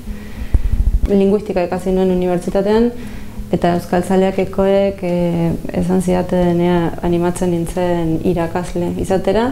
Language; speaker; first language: Basque; non-native, fluent; Spanish